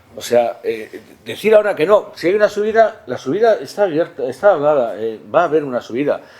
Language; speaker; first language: Spanish; native; Spanish